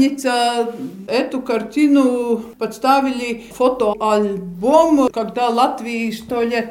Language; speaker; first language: Russian; non-native, local second language; Latvian